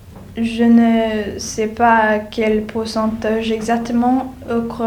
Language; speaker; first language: French; non-native, learner; English